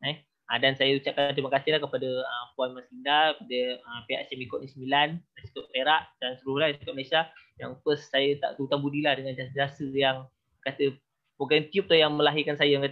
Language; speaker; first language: Malay; native; Malay